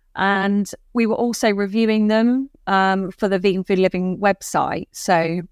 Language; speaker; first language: English; native; English